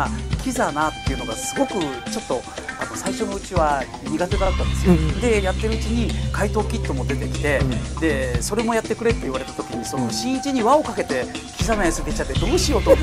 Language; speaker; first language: Japanese; native; Japanese